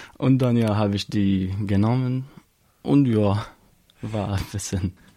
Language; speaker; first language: German; non-native, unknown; Arabic